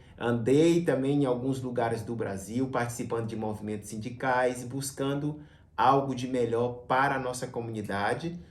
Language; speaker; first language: Portuguese; native; Portuguese